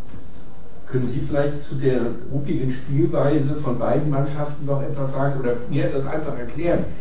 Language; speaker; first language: German; native; German